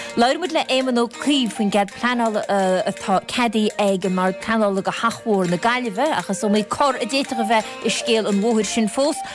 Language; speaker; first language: Irish; native; Irish